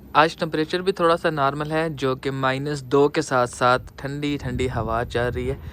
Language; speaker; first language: Urdu; non-native, local second language; Punjabi